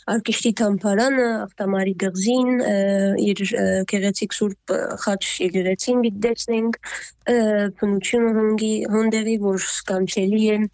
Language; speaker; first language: Armenian; early bilingual, heritage; Armenian